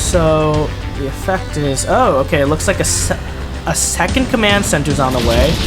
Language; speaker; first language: English; native; English